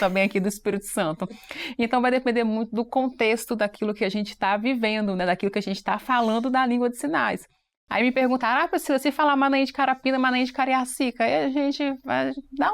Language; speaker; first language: Portuguese; native; Portuguese